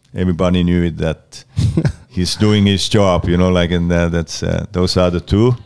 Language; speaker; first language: English; non-native, learner; Finnish